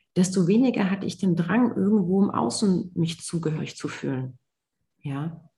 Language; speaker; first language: German; native; German